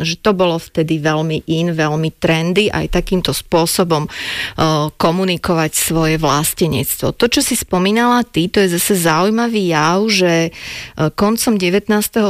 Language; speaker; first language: Slovak; native; Slovak